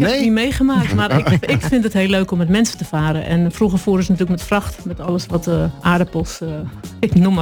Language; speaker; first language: Dutch; native; Dutch